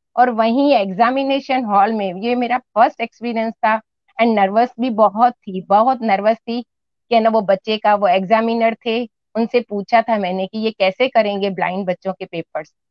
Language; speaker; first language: Hindi; non-native, local second language; Sindhi